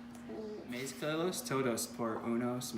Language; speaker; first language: Spanish; non-native, learner; English